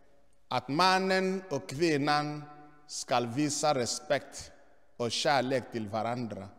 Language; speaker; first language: Swedish; non-native, fluent; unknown